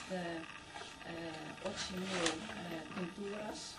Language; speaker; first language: Spanish; non-native, learner; Dutch